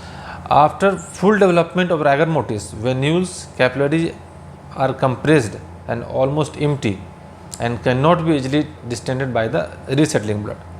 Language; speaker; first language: English; non-native, local second language; Hindi